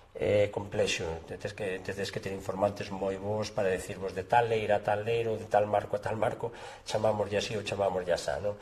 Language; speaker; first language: Galician; native; Galician